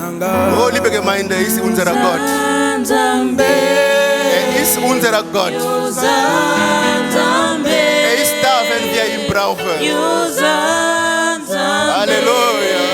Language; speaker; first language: German; non-native, fluent; Lingala